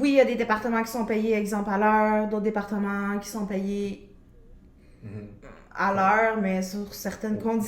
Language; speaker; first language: French; native; French